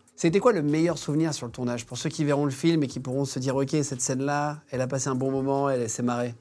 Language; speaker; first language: French; native; French